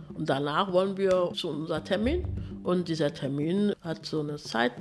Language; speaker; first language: German; early bilingual, other home language; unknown